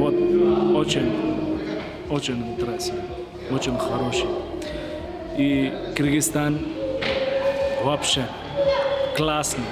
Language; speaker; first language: Russian; non-native, learner; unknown